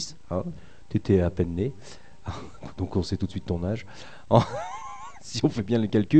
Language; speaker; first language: French; native; French